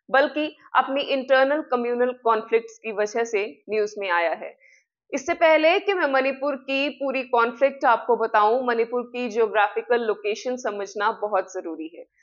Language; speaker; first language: Hindi; non-native, local second language; Punjabi